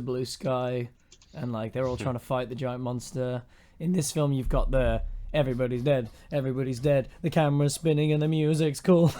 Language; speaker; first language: English; native; English